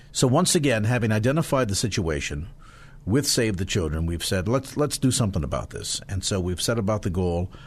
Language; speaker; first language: English; native; English